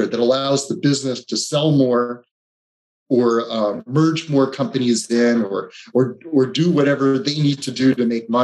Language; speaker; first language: English; native; English